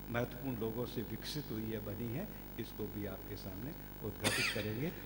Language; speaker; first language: Hindi; native; Hindi